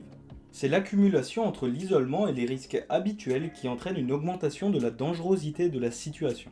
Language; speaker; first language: French; native; French